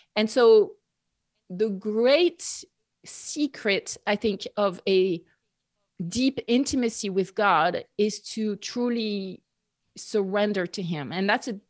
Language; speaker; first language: English; non-native, fluent; French